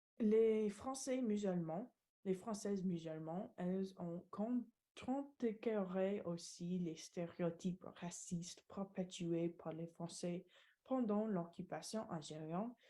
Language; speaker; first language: French; non-native, learner; English